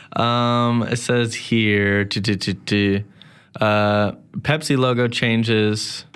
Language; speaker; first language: English; native; English